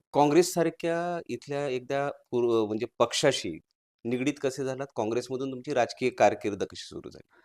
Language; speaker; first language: Marathi; native; Marathi